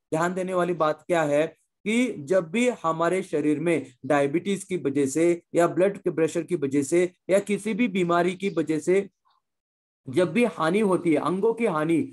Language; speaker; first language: Hindi; non-native, local second language; Marathi